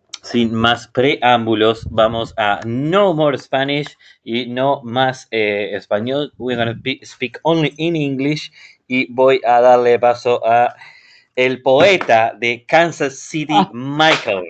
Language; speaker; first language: Spanish; non-native, fluent; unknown